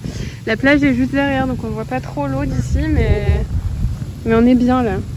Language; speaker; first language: French; native; French